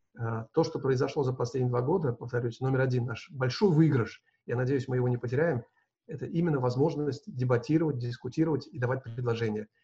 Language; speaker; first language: Russian; non-native, local second language; Uzbek